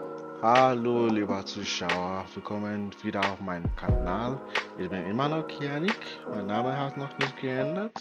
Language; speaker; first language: German; non-native, learner; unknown